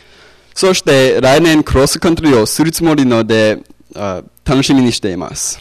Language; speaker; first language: Japanese; non-native, learner; English